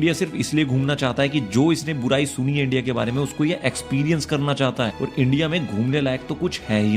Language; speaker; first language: Hindi; native; Hindi